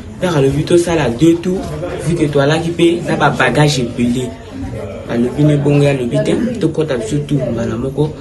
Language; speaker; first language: Lingala; native; Lingala